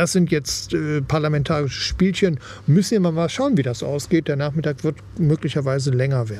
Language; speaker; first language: German; native; German